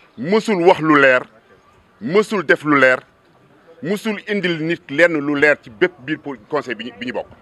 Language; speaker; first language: Wolof; native; Wolof